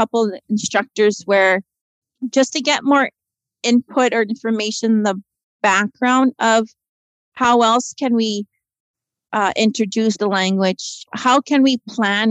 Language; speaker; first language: English; native; English